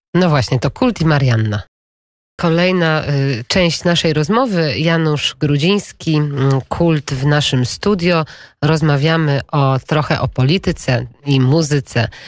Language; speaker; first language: Polish; native; Polish